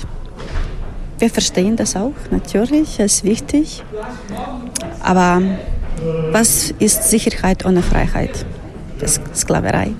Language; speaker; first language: German; non-native, fluent; Ukrainian